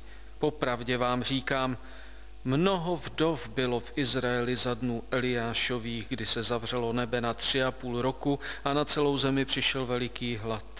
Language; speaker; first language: Czech; native; Czech